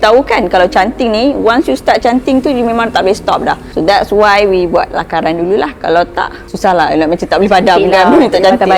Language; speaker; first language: Malay; native; Malay